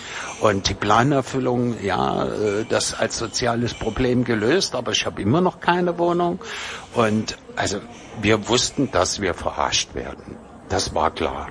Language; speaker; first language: German; native; German